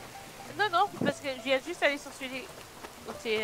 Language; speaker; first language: French; non-native, fluent; English